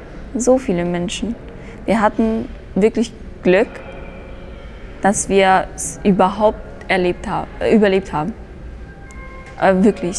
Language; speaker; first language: German; early bilingual, other home language; Persian